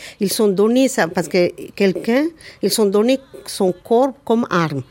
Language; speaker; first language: French; non-native, learner; Tamil